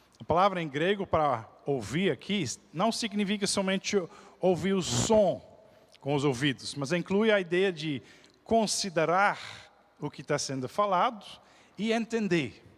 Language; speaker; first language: Portuguese; non-native, fluent; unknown